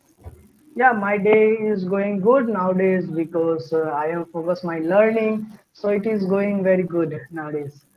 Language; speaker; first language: English; non-native, learner; Hindi